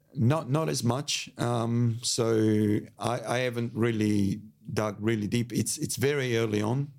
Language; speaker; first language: English; non-native, fluent; Italian